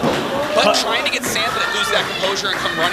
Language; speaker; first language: English; native; English